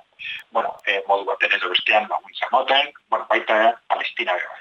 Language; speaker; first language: Basque; native; Basque